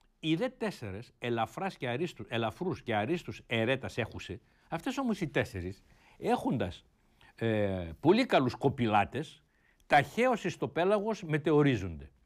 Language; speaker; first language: Greek; native; Greek